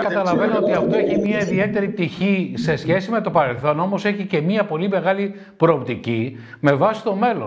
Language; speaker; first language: Greek; native; Greek